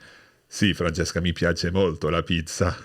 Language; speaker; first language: Italian; non-native, learner; English